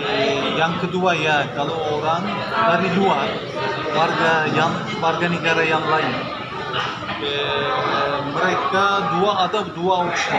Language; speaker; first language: Indonesian; non-native, learner; English